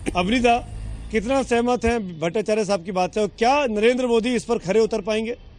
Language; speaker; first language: Hindi; native; Hindi